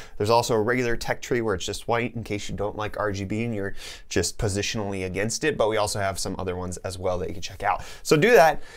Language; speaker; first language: English; native; English